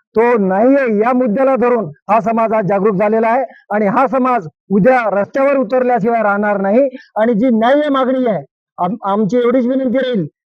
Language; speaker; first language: Marathi; non-native, local second language; Lambadi